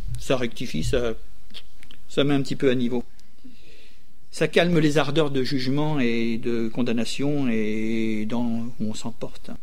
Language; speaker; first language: French; native; French